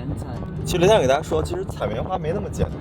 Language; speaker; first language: Chinese; native; Chinese